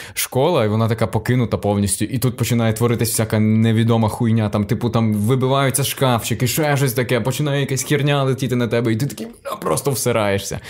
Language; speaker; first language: Ukrainian; native; Ukrainian